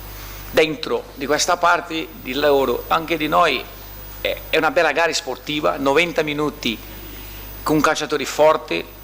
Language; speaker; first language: Italian; non-native, fluent; Portuguese